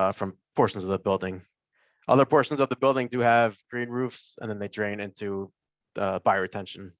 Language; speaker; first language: English; native; English